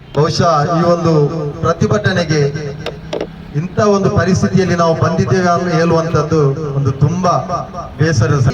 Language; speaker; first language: Kannada; non-native, local second language; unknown